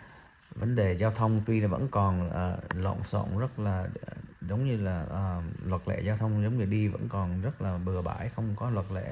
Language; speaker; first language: Vietnamese; early bilingual, heritage; Vietnamese